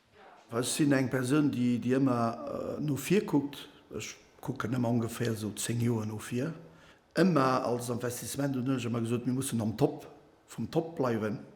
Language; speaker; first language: German; non-native, learner; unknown